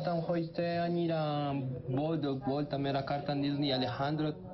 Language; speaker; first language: Hungarian; non-native, learner; Spanish